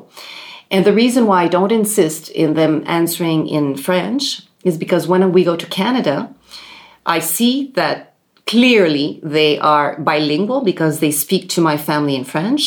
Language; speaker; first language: English; non-native, local second language; French